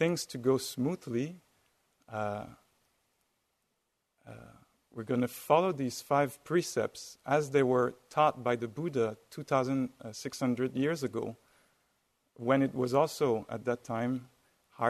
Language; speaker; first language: English; non-native, fluent; French